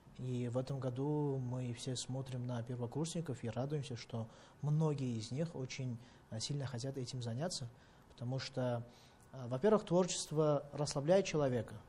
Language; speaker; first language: Russian; non-native, fluent; Uzbek